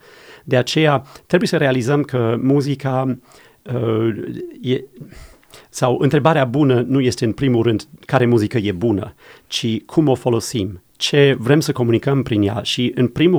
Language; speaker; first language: Romanian; non-native, fluent; English